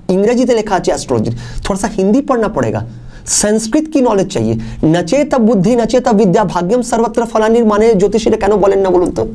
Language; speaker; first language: Hindi; non-native, local second language; Bangla